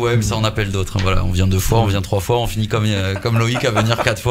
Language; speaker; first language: French; native; French